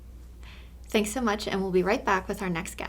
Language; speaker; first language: English; native; English